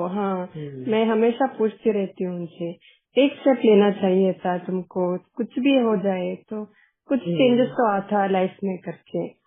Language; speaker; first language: Hindi; native; Hindi